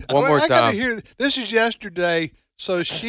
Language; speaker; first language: English; native; English